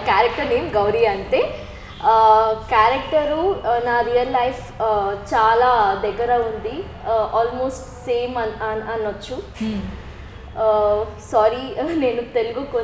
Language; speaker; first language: Telugu; non-native, learner; Kannada